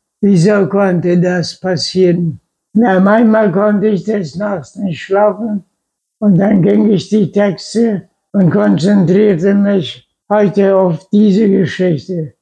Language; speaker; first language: German; non-native, local second language; Low German